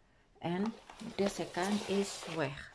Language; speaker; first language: Dutch; non-native, learner; Indonesian